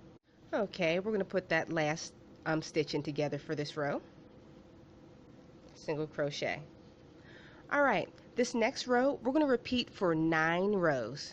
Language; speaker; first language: English; native; English